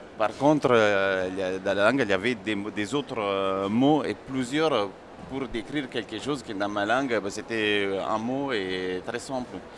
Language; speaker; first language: French; non-native, fluent; Italian